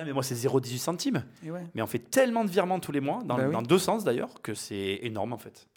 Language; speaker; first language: French; native; French